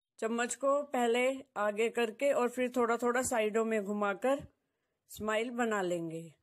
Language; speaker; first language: Hindi; native; Hindi